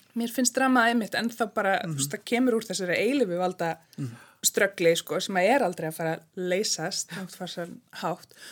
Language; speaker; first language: Icelandic; non-native, fluent; English